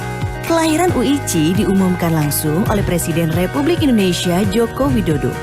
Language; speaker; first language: Indonesian; native; Indonesian